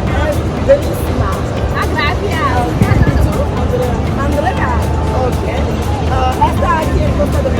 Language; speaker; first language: Spanish; non-native, learner; French